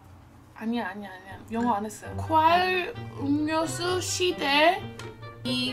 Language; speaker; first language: Korean; non-native, learner; English